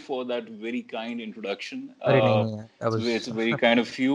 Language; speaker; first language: English; non-native, local second language; Urdu